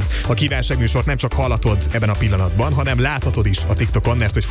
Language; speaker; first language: Hungarian; native; Hungarian